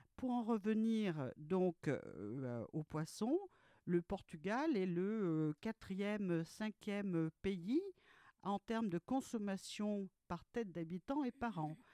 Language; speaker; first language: French; early bilingual, other home language; Portuguese